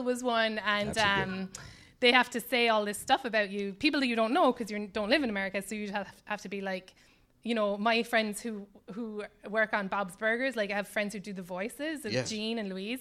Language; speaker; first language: English; native; English